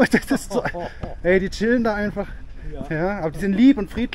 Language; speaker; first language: German; native; German